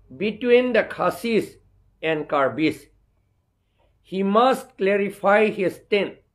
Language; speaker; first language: English; non-native, local second language; Karbi